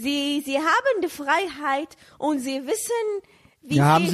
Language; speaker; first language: German; non-native, learner; Arabic